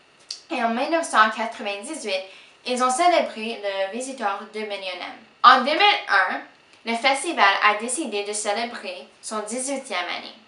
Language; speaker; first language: French; non-native, local second language; English